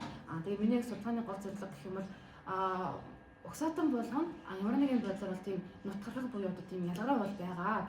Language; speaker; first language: Mongolian; native; Mongolian